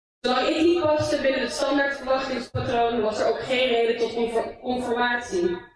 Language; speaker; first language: Dutch; early bilingual, other home language; English